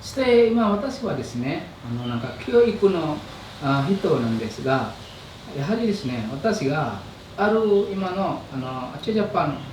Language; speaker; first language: Japanese; non-native, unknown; Indonesian